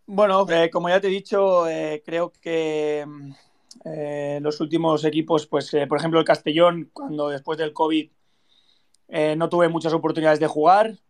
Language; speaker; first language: Spanish; native; Spanish